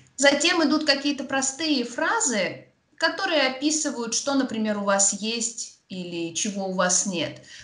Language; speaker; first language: Russian; native; Russian